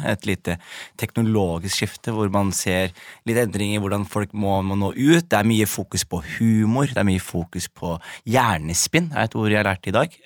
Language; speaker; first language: Norwegian; early bilingual, other home language; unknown